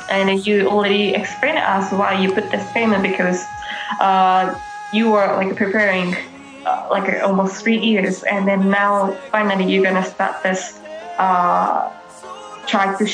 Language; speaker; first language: English; non-native, fluent; Japanese